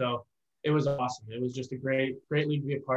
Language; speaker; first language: English; native; English